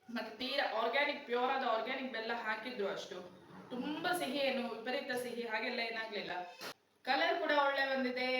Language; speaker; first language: Kannada; non-native, local second language; Konkani